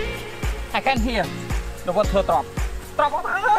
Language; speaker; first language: English; non-native, learner; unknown